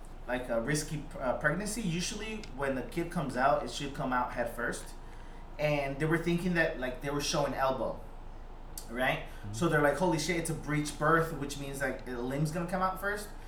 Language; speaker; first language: English; early bilingual, other home language; Spanish